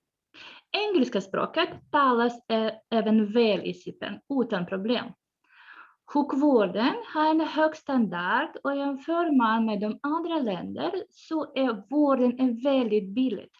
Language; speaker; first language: Swedish; non-native, fluent; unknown